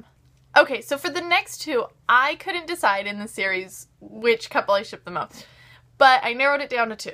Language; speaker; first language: English; native; English